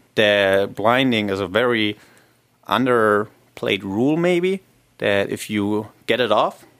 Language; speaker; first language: English; non-native, fluent; German